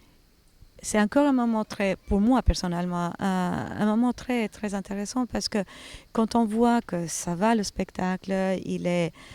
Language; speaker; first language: French; non-native, fluent; Albanian